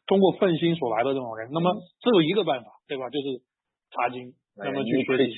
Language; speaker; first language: Chinese; native; Chinese